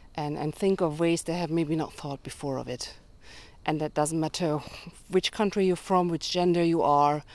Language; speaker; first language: English; early bilingual, heritage; German